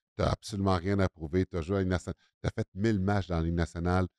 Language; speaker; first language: French; native; French